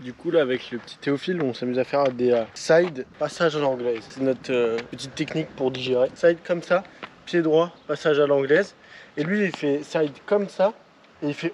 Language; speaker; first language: French; native; French